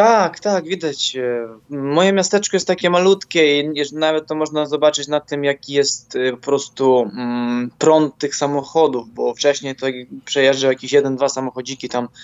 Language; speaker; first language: Polish; non-native, fluent; Ukrainian